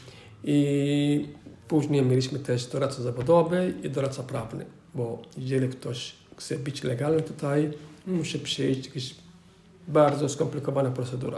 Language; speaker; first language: Polish; non-native, fluent; Somali